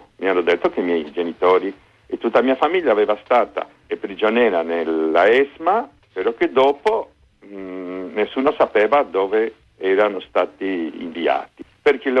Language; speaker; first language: Italian; non-native, fluent; Spanish